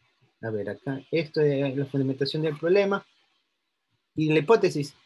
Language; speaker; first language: Spanish; native; Spanish